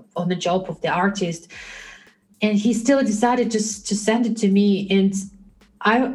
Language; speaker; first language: English; non-native, fluent; Russian